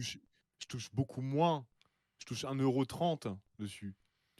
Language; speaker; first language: French; native; French